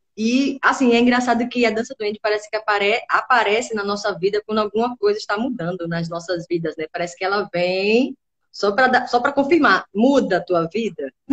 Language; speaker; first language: Portuguese; native; Portuguese